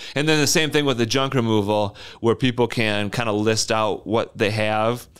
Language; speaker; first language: English; native; English